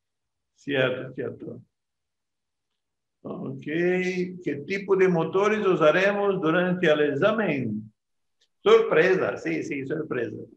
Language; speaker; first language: Portuguese; non-native, learner; Spanish